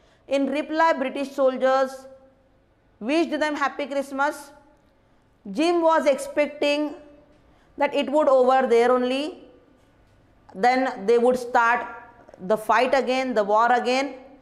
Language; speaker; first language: English; non-native, local second language; Hindi